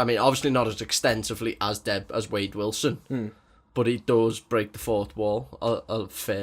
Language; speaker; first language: English; native; English